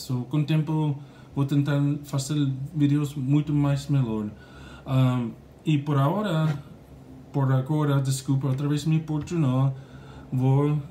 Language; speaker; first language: Portuguese; non-native, learner; English